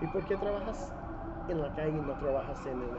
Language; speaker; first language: Spanish; non-native, learner; English